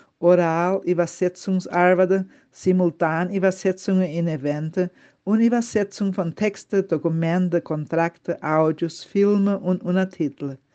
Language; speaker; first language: German; early bilingual, heritage; Portuguese